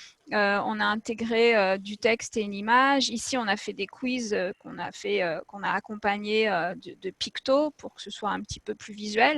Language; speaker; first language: French; native; French